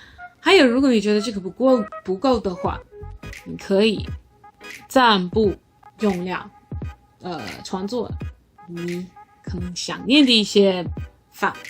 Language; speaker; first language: Chinese; non-native, learner; English